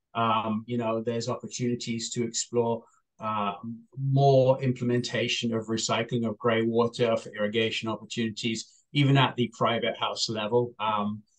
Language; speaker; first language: English; native; English